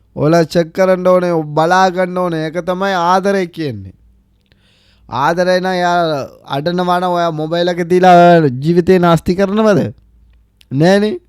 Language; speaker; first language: Sinhala; early bilingual, heritage; Sinhala